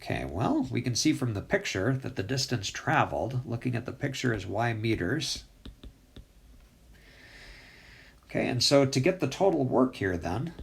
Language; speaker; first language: English; native; English